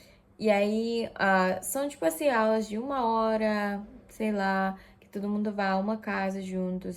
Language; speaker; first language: Portuguese; non-native, fluent; Japanese